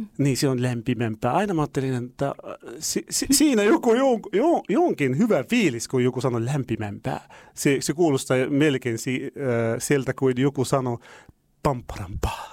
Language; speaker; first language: Finnish; non-native, fluent; Arabic